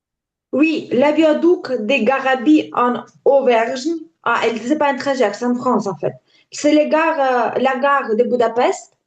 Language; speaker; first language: French; non-native, learner; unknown